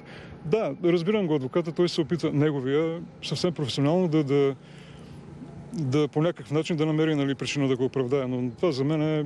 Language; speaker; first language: Bulgarian; native; Bulgarian